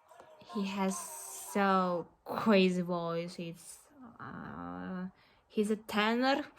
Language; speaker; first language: English; non-native, learner; Kazakh